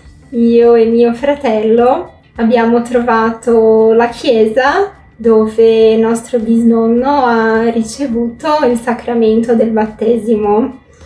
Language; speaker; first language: Italian; non-native, fluent; Portuguese